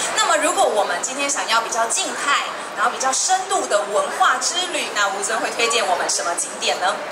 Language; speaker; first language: Chinese; native; Chinese